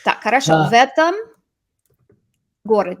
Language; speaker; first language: Russian; non-native, fluent; English